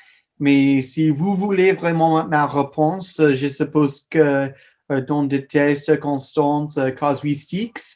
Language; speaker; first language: French; non-native, learner; English